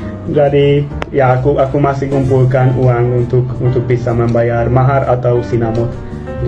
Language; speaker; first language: Indonesian; non-native, fluent; Hungarian